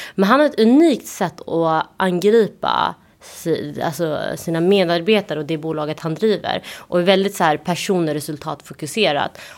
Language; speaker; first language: Swedish; early bilingual, other home language; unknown